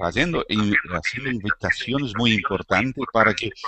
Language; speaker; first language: Spanish; non-native, learner; Portuguese